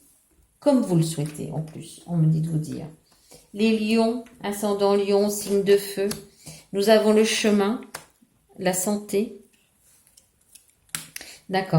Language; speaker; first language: French; native; French